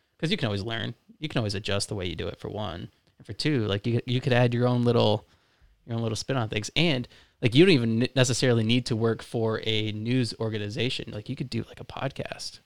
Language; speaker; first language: English; native; English